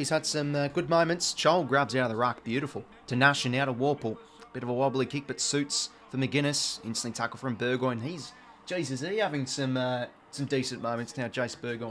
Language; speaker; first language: English; native; English